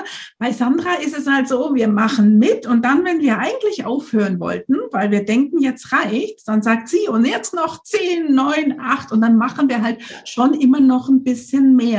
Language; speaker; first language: German; native; German